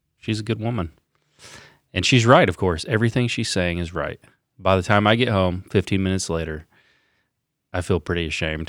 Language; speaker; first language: English; native; English